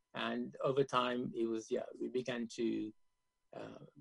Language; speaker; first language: English; non-native, local second language; Gujarati